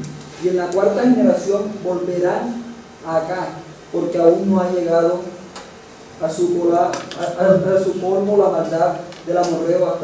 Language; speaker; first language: Spanish; native; Spanish